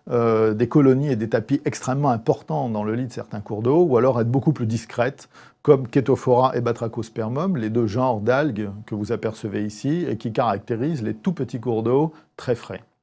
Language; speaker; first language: French; native; French